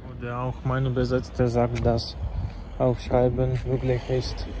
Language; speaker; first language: German; non-native, learner; Czech